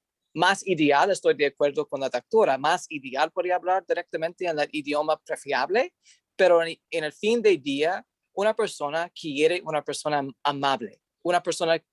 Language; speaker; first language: Spanish; non-native, learner; English